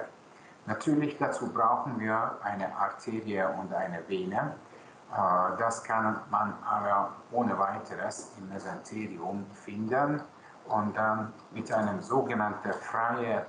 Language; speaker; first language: German; non-native, local second language; Hungarian